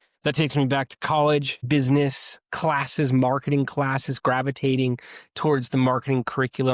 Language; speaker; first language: English; native; English